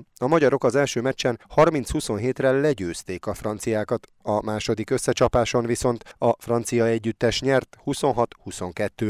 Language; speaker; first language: Hungarian; native; Hungarian